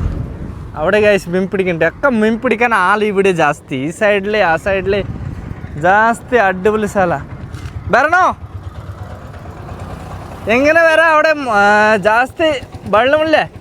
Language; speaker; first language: Malayalam; non-native, learner; Bangla